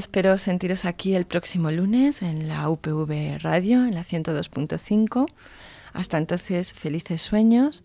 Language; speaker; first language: Spanish; native; Spanish